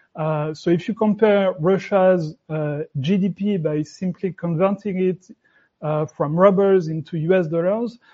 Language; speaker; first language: English; non-native, fluent; French